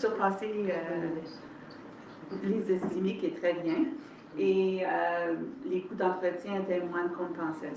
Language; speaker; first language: French; native; French